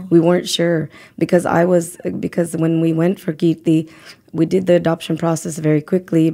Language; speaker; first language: English; native; English